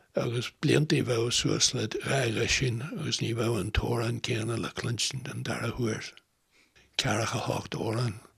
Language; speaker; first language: Irish; non-native, local second language; English